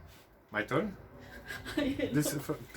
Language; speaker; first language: English; non-native, learner; Polish